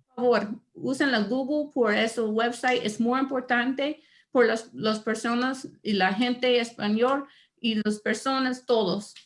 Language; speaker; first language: Spanish; non-native, learner; English